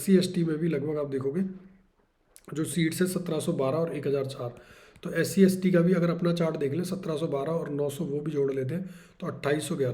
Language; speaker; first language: Hindi; native; Hindi